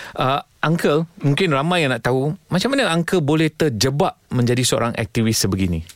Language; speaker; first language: Malay; non-native, local second language; Tamil